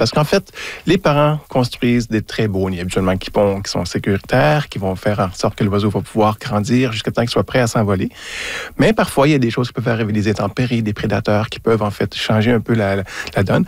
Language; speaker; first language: French; native; French